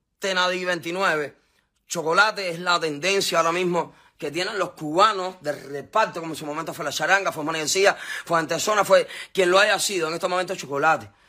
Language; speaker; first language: Spanish; native; Spanish